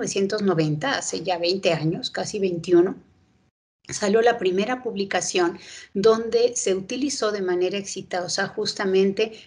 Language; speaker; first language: Spanish; native; Spanish